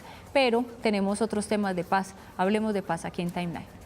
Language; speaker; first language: Spanish; native; Spanish